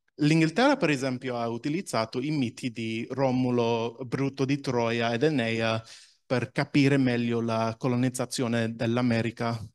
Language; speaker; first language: Italian; non-native, fluent; English